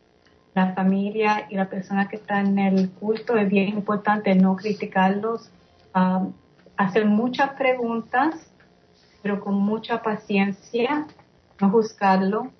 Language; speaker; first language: Spanish; early bilingual, heritage; English